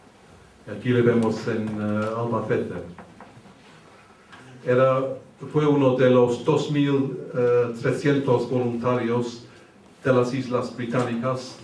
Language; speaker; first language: Spanish; early bilingual, heritage; English